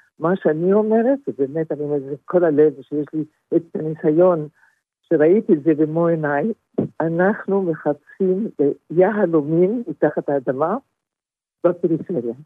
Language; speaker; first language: Hebrew; non-native, fluent; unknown